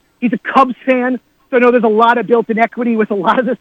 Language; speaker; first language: English; native; English